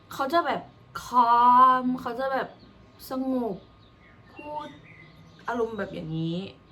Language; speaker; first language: Thai; native; Thai